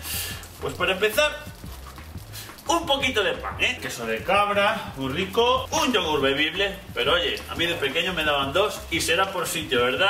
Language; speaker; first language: Spanish; native; Spanish